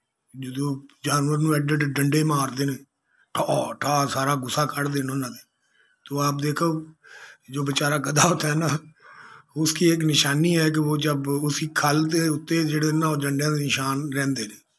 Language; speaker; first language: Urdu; non-native, local second language; Punjabi